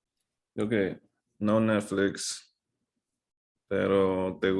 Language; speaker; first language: Spanish; non-native, fluent; English